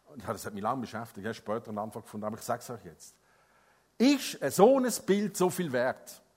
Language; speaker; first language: German; non-native, fluent; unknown